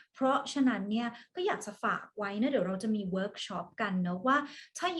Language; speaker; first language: Thai; early bilingual, other home language; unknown